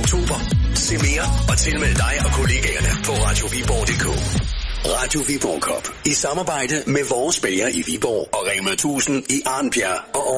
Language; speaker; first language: Danish; native; Danish